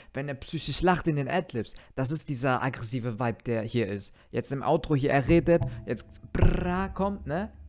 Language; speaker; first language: German; early bilingual, other home language; Turkish